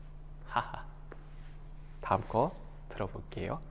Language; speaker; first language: Korean; native; Korean